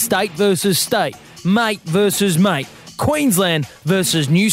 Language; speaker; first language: English; native; English